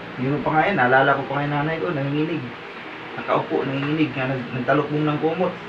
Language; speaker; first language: Filipino; non-native, local second language; Cebuano